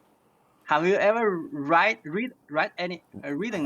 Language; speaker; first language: English; non-native, learner; Chinese